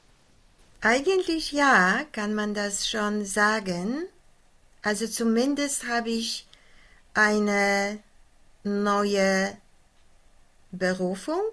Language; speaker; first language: German; non-native, fluent; Polish